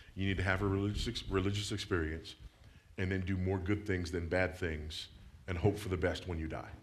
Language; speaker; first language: English; native; English